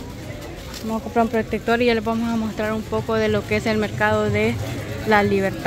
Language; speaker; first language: Spanish; native; Spanish